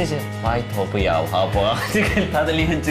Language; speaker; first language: Chinese; non-native, fluent; Turkish